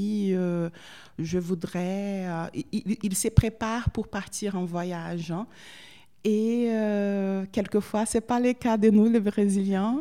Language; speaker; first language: French; non-native, fluent; Portuguese